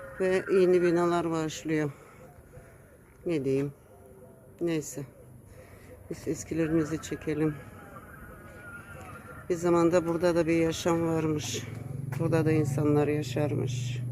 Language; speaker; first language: Turkish; early bilingual, heritage; Turkish